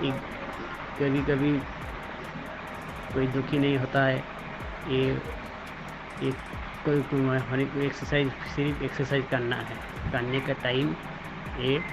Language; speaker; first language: Hindi; non-native, local second language; Bangla